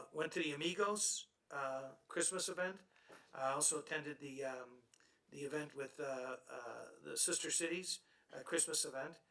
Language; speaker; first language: English; native; English